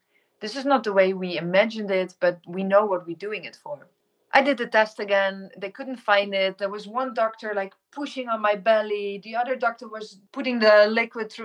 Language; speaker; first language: English; non-native, fluent; Dutch